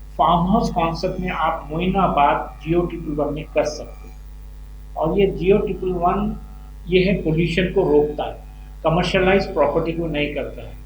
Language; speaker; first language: Hindi; non-native, local second language; Urdu